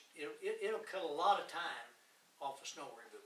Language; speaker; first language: English; native; English